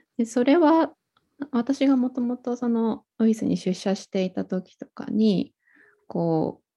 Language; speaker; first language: Japanese; native; Japanese